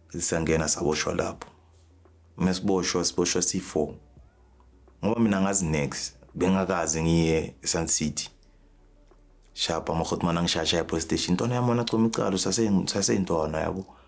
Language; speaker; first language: Zulu; native; Zulu